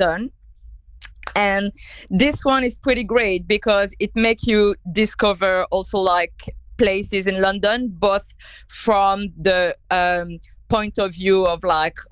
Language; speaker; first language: English; non-native, fluent; French